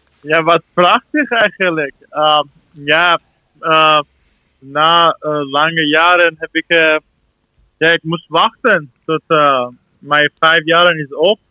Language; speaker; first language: Dutch; non-native, learner; Persian